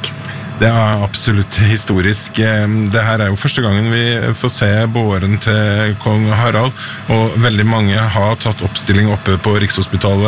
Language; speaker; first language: Norwegian; native; Norwegian